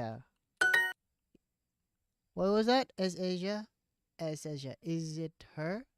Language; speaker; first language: Spanish; non-native, learner; English